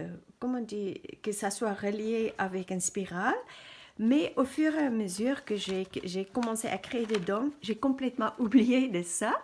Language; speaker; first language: French; non-native, fluent; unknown